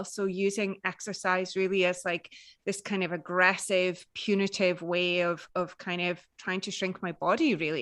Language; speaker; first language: English; native; English